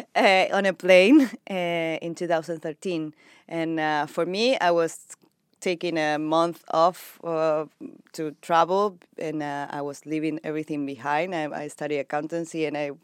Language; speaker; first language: English; non-native, fluent; Spanish